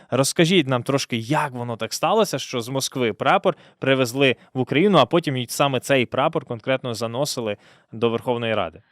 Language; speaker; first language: Ukrainian; native; Ukrainian